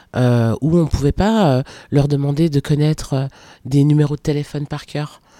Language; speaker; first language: French; early bilingual, other home language; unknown